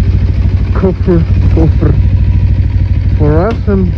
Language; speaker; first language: English; non-native, learner; Russian